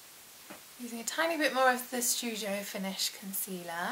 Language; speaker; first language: English; native; English